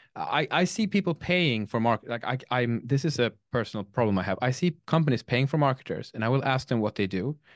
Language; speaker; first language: English; non-native, fluent; Swedish